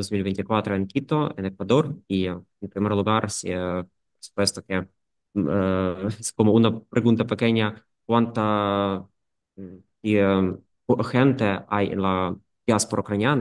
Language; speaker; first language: Spanish; non-native, fluent; Ukrainian